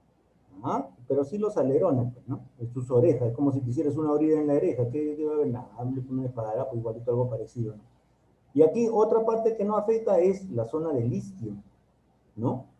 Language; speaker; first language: Spanish; native; Spanish